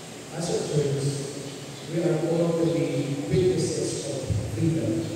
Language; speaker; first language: English; non-native, local second language; Filipino